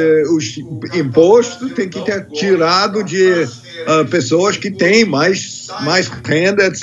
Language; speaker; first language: Portuguese; non-native, fluent; English